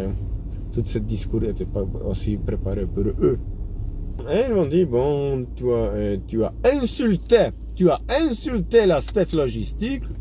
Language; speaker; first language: French; non-native, learner; Polish